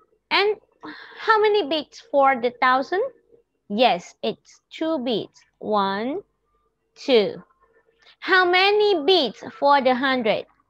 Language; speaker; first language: English; non-native, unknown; Thai